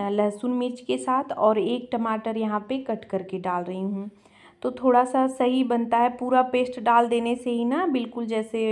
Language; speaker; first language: Hindi; native; Hindi